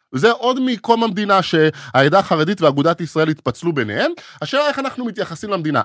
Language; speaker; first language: Hebrew; native; Hebrew